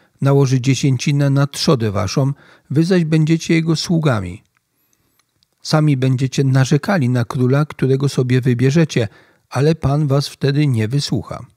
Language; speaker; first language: Polish; native; Polish